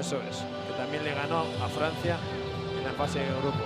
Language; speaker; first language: Spanish; native; Spanish